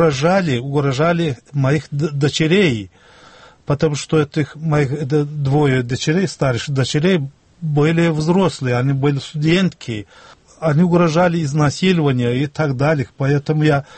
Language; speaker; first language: Russian; non-native, local second language; Turkmen